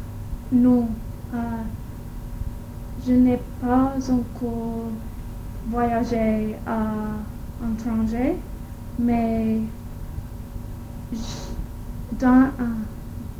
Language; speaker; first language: French; non-native, learner; English